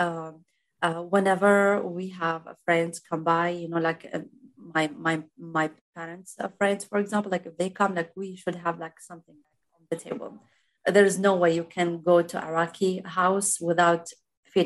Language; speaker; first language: English; non-native, fluent; Arabic